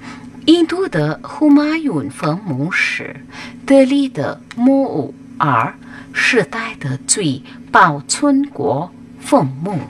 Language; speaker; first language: Chinese; non-native, fluent; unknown